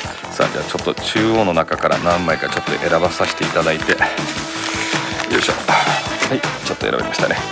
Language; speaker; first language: Japanese; early bilingual, heritage; Japanese